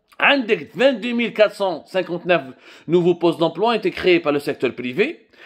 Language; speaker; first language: French; non-native, local second language; Arabic